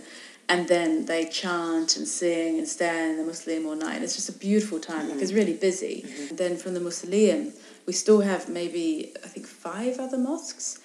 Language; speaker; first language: English; native; English